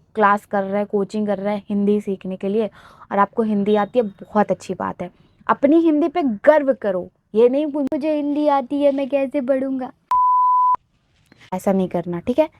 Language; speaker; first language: Hindi; native; Hindi